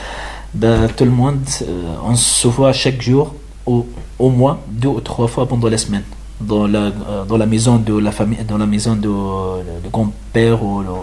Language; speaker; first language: French; non-native, learner; Arabic